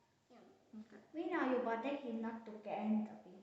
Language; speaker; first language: Estonian; early bilingual, heritage; Estonian